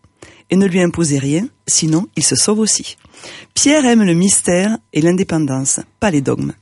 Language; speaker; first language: French; native; French